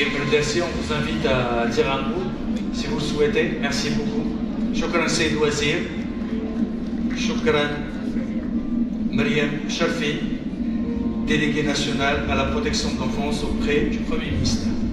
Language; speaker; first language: French; non-native, local second language; Arabic